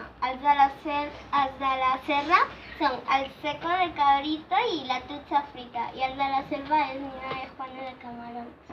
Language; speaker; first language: Catalan; early bilingual, other home language; Spanish